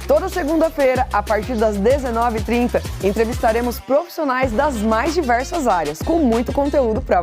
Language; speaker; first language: Portuguese; native; Portuguese